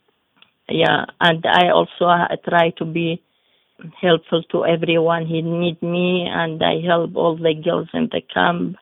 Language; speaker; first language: English; non-native, learner; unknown